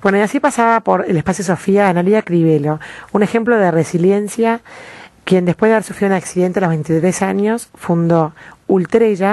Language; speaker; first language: Spanish; native; Spanish